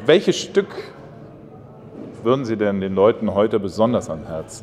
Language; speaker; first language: German; native; German